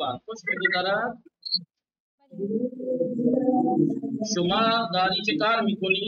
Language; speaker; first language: Persian; non-native, fluent; Urdu